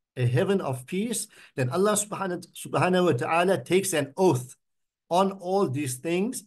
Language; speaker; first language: English; native; English